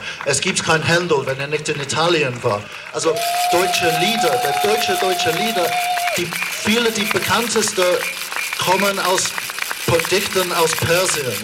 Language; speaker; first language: German; non-native, fluent; English